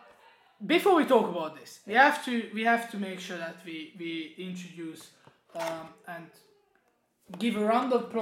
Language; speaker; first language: English; non-native, fluent; Hungarian